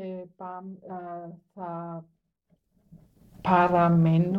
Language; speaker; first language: Greek; non-native, learner; German